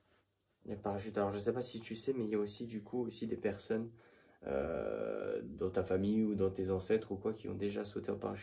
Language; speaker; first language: French; native; French